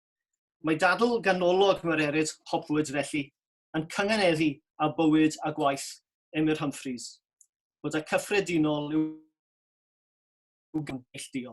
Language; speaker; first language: Welsh; native; Welsh